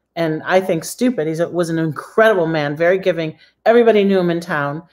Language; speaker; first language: English; native; English